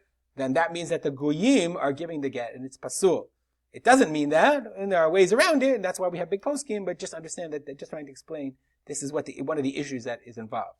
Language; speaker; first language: English; native; English